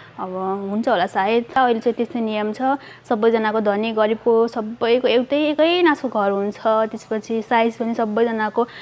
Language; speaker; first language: Nepali; native; Nepali